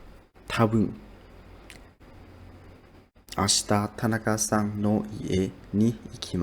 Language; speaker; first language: Japanese; non-native, learner; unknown